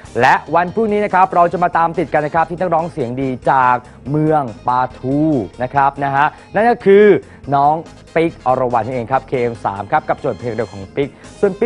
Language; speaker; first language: Thai; native; Thai